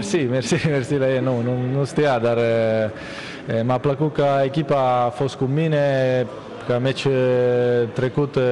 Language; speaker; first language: Romanian; non-native, learner; Italian